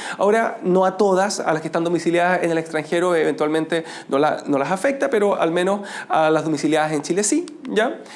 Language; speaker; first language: Spanish; native; Spanish